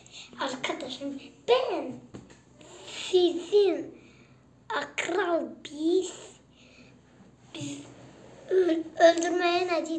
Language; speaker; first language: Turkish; non-native, learner; Azerbaijani